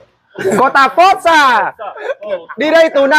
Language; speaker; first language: Portuguese; non-native, learner; Vietnamese